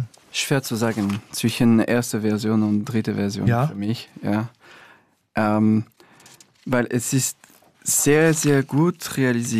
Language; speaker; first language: German; non-native, fluent; French